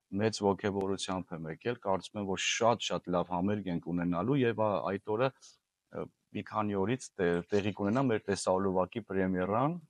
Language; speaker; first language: Armenian; native; Armenian